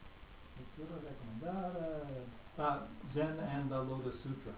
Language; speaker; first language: Spanish; non-native, fluent; English